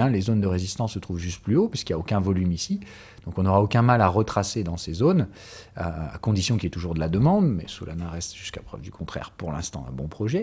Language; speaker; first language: French; native; French